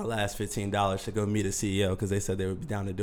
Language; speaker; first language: English; native; English